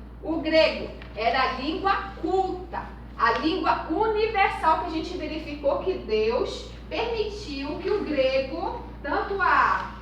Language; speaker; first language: Portuguese; native; Portuguese